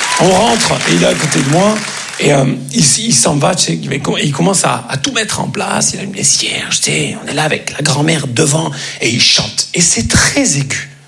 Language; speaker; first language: French; early bilingual, other home language; Arabic